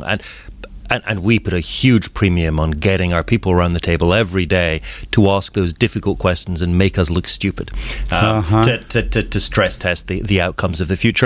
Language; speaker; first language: English; native; English